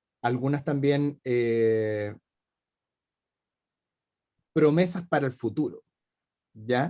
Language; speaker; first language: Spanish; native; Spanish